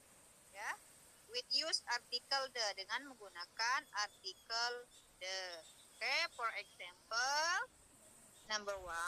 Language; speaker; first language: English; non-native, learner; Indonesian